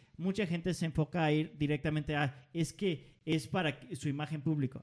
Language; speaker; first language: Spanish; non-native, fluent; Danish